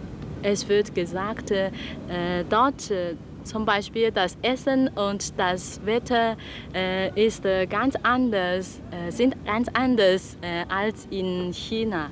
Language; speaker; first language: German; non-native, learner; Chinese